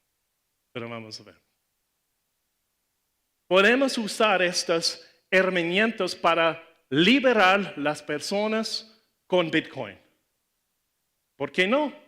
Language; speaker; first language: Spanish; non-native, learner; English